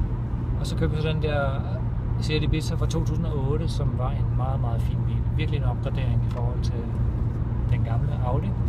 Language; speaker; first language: Danish; native; Danish